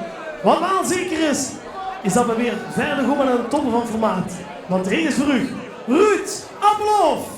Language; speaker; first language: Dutch; native; Dutch